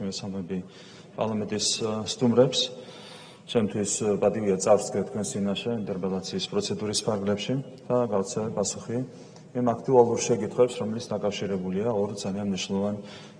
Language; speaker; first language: Georgian; native; Georgian